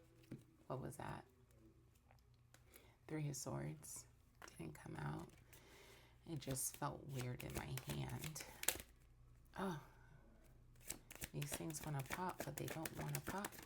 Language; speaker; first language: English; native; English